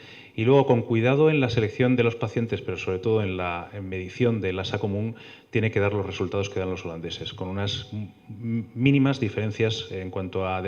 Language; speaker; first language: Spanish; native; Spanish